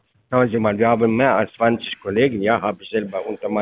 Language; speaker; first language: German; non-native, fluent; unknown